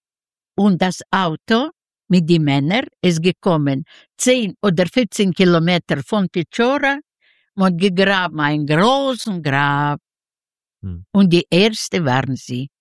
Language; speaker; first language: German; non-native, learner; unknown